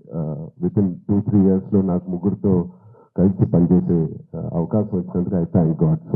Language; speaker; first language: Telugu; native; Telugu